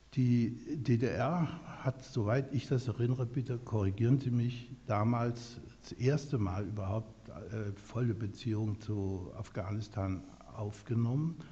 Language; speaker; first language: German; native; German